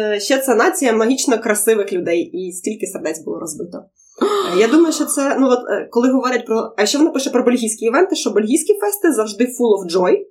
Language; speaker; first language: Ukrainian; non-native, local second language; Russian